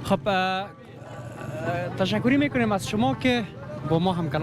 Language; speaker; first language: Persian; native; Persian